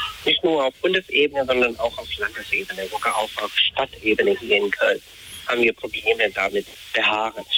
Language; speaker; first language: German; non-native, fluent; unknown